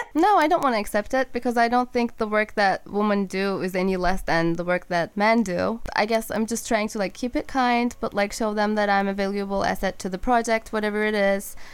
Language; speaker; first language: English; non-native, fluent; Turkish